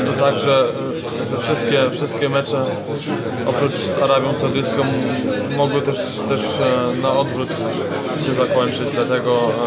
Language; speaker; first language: Polish; non-native, fluent; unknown